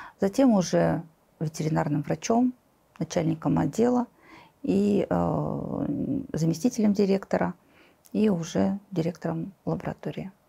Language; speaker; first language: Russian; native; Russian